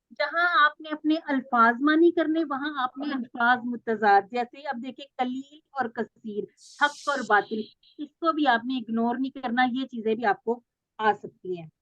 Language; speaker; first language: Urdu; native; Urdu